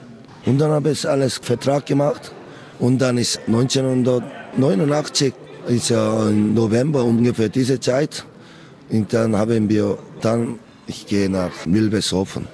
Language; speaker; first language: German; non-native, learner; Korean